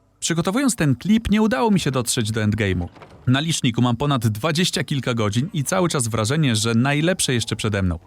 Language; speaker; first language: Polish; native; Polish